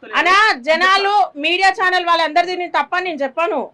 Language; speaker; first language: Telugu; native; Telugu